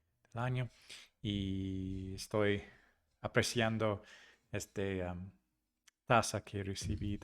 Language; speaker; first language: Spanish; non-native, fluent; English